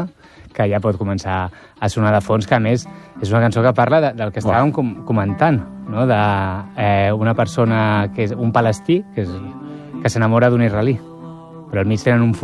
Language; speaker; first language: Catalan; native; Catalan